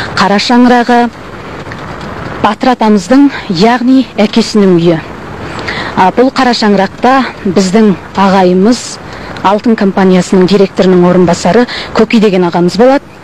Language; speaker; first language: Kazakh; native; Kazakh